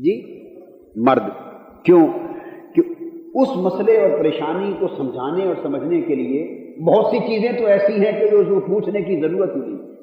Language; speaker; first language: Urdu; native; Urdu